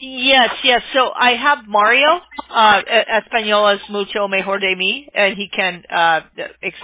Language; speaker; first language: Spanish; non-native, learner; English